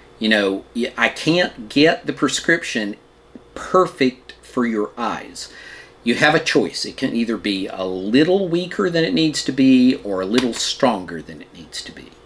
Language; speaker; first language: English; native; English